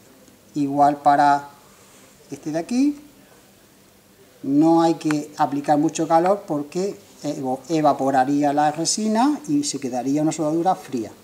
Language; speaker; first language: Spanish; native; Spanish